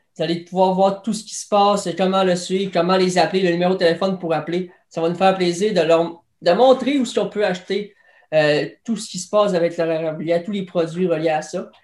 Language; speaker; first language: French; native; French